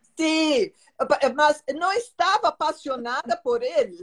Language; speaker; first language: Spanish; non-native, learner; Portuguese